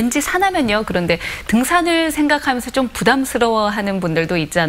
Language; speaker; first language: Korean; native; Korean